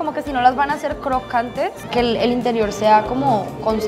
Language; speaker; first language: Spanish; native; Spanish